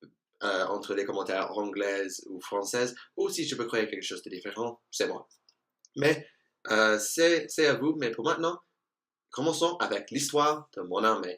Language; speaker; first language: French; non-native, learner; English